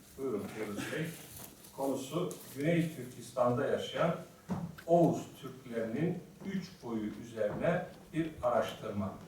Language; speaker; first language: Turkish; native; Turkish